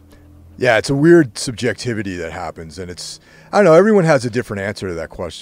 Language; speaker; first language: English; native; English